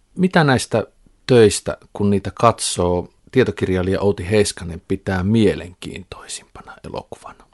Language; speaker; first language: Finnish; native; Finnish